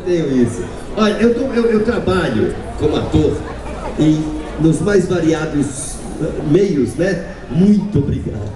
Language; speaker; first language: Portuguese; native; Portuguese